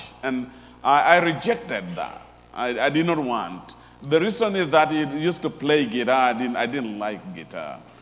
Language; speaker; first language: English; non-native, local second language; Luo (Kenya and Tanzania)